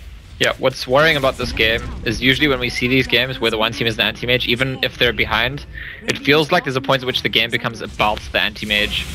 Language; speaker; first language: English; native; English